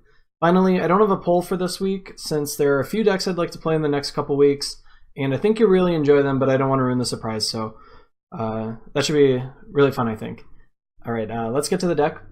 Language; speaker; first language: English; native; English